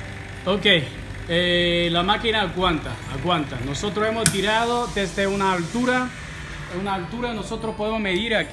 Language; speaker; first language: Spanish; non-native, fluent; Chinese